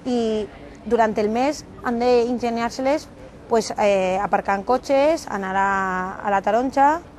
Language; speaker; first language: Spanish; non-native, local second language; Catalan